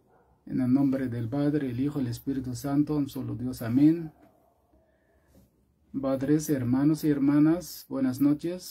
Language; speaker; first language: Spanish; non-native, fluent; Arabic